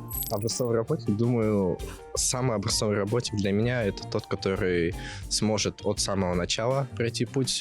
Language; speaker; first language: Russian; native; Russian